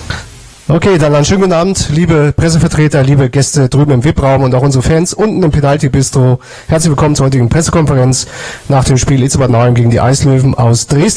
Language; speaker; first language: German; native; German